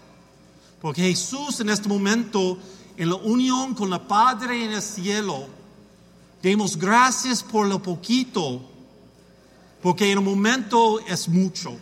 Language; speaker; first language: Spanish; non-native, learner; English